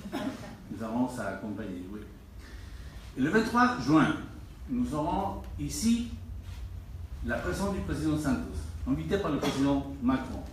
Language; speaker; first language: French; non-native, fluent; Spanish